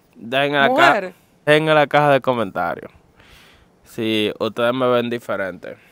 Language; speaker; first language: Spanish; native; Spanish